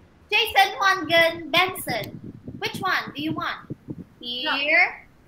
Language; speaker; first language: English; non-native, fluent; Chinese